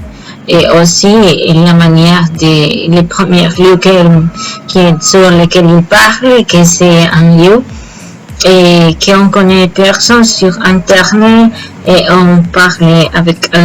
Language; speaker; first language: French; non-native, learner; Spanish